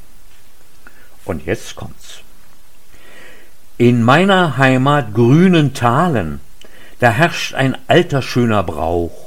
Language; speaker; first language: German; native; German